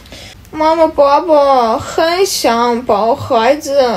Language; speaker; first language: Chinese; non-native, learner; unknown